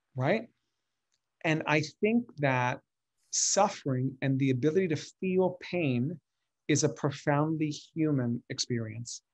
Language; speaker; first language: English; early bilingual, other home language; Spanish